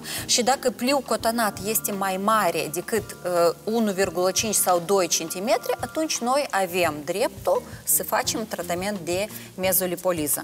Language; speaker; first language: Romanian; non-native, local second language; Russian